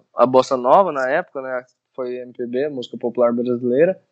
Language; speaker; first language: Portuguese; native; Portuguese